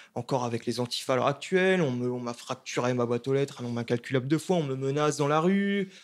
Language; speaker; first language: French; native; French